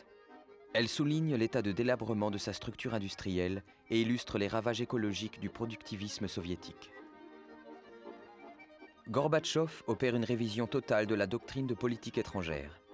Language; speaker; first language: French; native; French